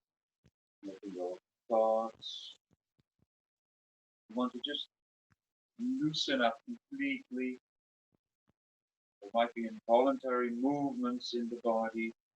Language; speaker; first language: English; native; English